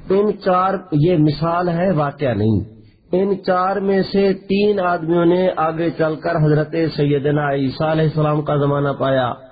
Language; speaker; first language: Urdu; non-native, local second language; Saraiki